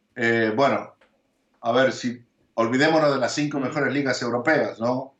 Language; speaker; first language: Spanish; early bilingual, heritage; Spanish